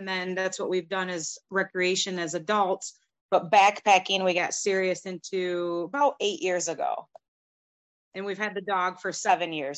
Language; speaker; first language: English; native; English